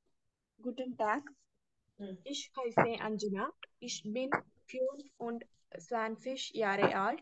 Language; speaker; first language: German; non-native, learner; Malayalam